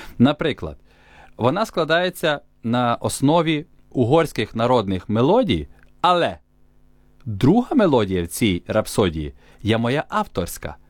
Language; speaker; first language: Ukrainian; native; Ukrainian